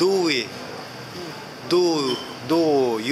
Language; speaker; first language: Italian; non-native, learner; Filipino